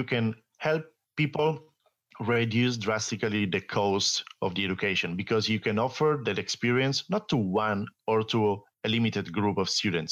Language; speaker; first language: English; non-native, fluent; Italian